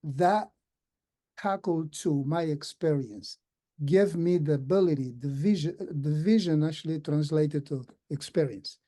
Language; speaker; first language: English; non-native, fluent; Portuguese